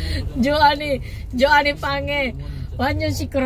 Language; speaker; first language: Korean; non-native, learner; Filipino